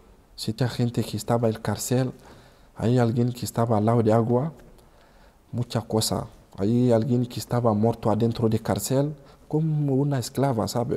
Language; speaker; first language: Spanish; non-native, learner; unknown